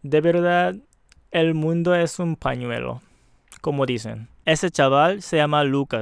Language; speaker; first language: Spanish; non-native, fluent; Japanese